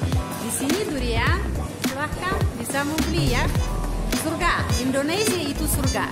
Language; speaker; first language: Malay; non-native, fluent; Russian